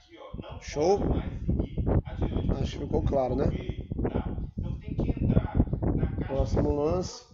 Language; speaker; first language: Portuguese; native; Portuguese